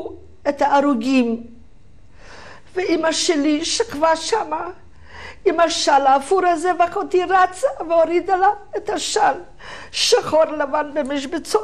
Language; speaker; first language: Hebrew; non-native, fluent; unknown